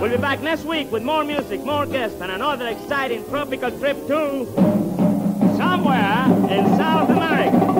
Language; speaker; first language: English; non-native, fluent; Spanish